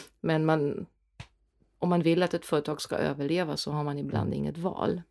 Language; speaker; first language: Swedish; non-native, fluent; German